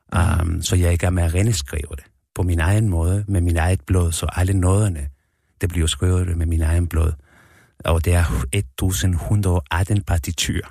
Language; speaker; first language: Danish; non-native, fluent; Spanish